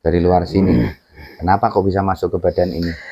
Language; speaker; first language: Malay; non-native, local second language; Javanese